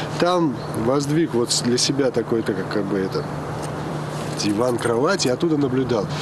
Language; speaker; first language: Russian; non-native, local second language; Georgian